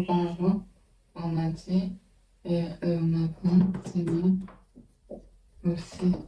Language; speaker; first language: French; non-native, learner; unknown